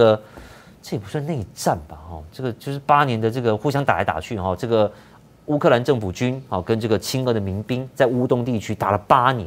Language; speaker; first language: Chinese; native; Chinese